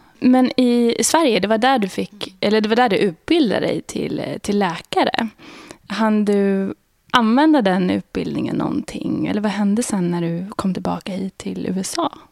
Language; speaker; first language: Swedish; native; Swedish